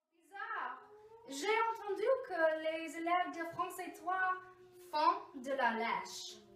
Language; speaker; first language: French; non-native, learner; English